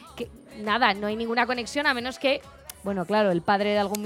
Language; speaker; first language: Spanish; native; Spanish